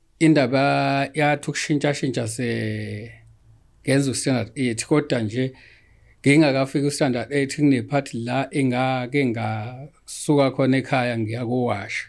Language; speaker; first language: Zulu; native; Zulu